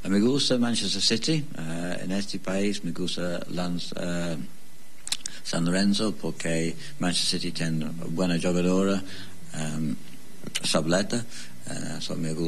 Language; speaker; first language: Spanish; non-native, learner; English